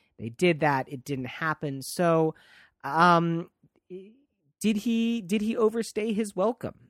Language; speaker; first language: English; native; English